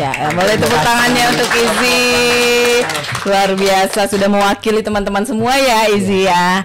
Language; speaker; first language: Indonesian; native; Indonesian